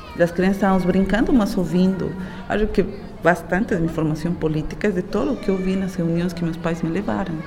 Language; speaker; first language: Portuguese; non-native, fluent; Spanish